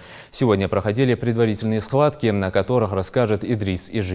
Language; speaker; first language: Russian; native; Russian